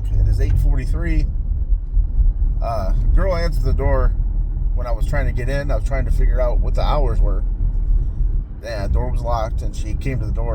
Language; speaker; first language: English; native; English